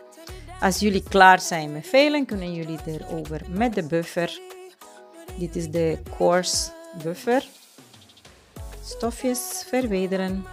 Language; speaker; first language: Dutch; non-native, fluent; Spanish